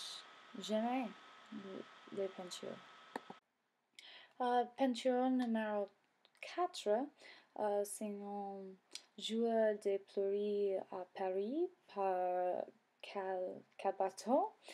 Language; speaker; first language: French; non-native, learner; English